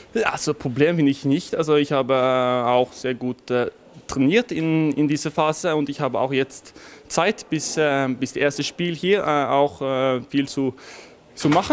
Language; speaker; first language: German; non-native, fluent; Norwegian